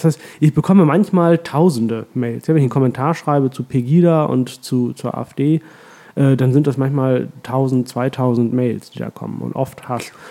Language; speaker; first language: German; early bilingual, other home language; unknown